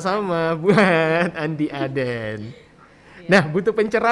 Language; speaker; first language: Indonesian; native; Indonesian